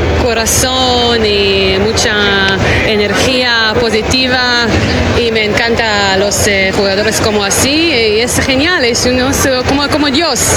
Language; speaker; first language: Spanish; non-native, learner; Hebrew